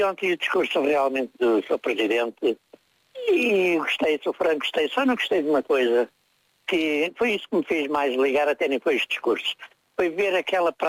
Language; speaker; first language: Portuguese; native; Portuguese